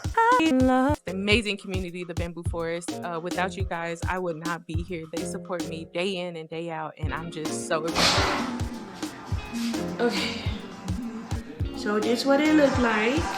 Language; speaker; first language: English; native; English